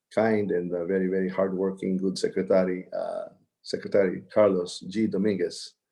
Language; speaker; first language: English; non-native, local second language; Filipino